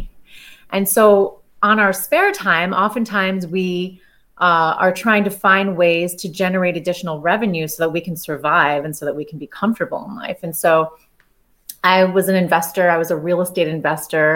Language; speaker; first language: English; native; English